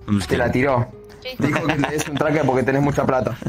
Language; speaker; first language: Spanish; native; Spanish